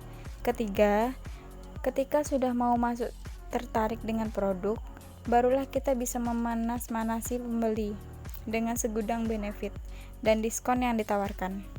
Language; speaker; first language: Indonesian; native; Indonesian